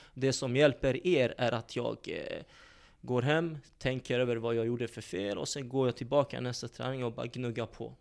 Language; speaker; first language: Swedish; early bilingual, other home language; Bosnian